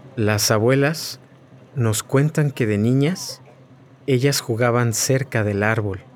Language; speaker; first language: Spanish; native; Spanish